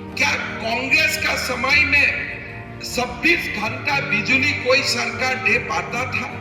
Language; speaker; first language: Hindi; non-native, local second language; Assamese